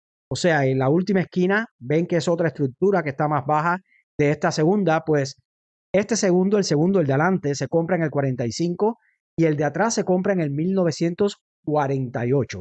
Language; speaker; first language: Spanish; native; Spanish